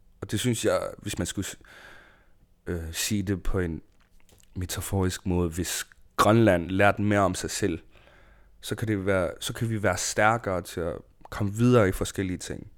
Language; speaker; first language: Danish; non-native, local second language; Kalaallisut